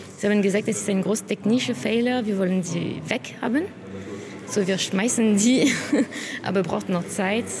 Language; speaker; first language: German; non-native, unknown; French